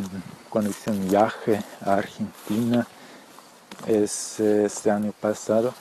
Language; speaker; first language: Spanish; early bilingual, heritage; Spanish